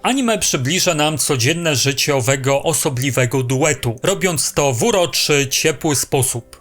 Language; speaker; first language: Polish; native; Polish